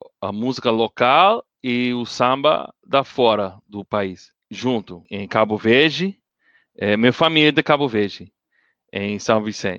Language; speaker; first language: Portuguese; non-native, learner; English